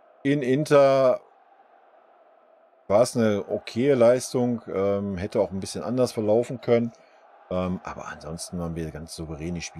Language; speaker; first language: German; native; German